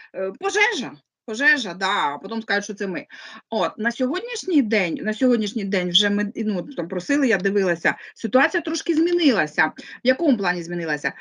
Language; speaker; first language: Ukrainian; non-native, local second language; Russian